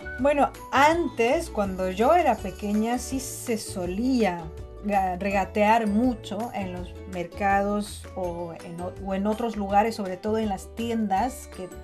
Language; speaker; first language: Spanish; non-native, fluent; Chinese